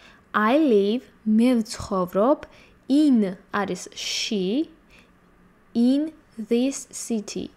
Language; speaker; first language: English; non-native, fluent; Georgian